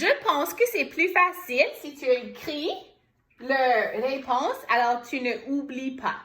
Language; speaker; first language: French; non-native, fluent; English